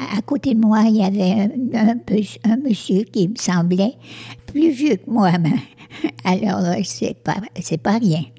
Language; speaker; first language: French; native; French